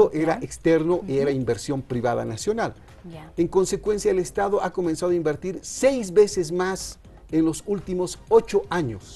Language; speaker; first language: Spanish; native; Spanish